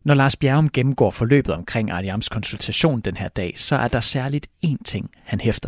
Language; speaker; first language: Danish; native; Danish